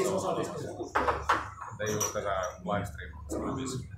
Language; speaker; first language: Finnish; native; Finnish